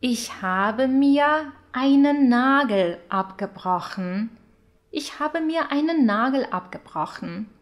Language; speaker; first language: German; non-native, fluent; Russian